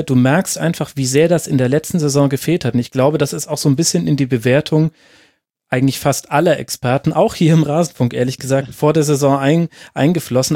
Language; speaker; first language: German; native; German